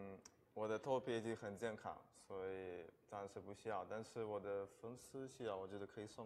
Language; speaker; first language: Chinese; non-native, fluent; Russian